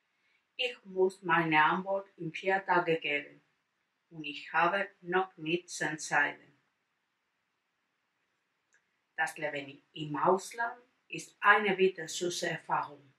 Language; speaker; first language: German; non-native, learner; Spanish